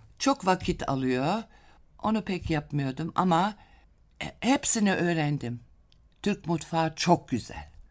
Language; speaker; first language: Turkish; non-native, fluent; German